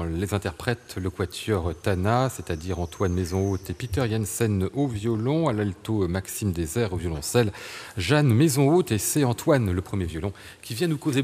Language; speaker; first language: French; native; French